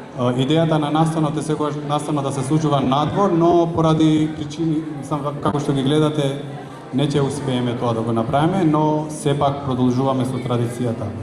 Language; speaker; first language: Macedonian; non-native, local second language; Albanian